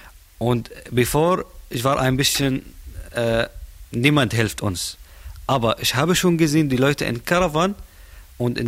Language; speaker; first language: German; non-native, learner; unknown